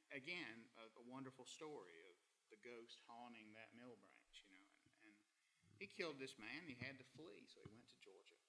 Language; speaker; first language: English; native; English